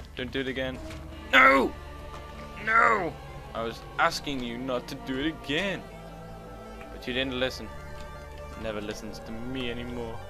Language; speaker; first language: English; native; English